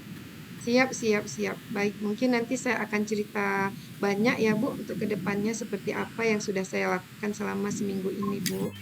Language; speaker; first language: Indonesian; native; Indonesian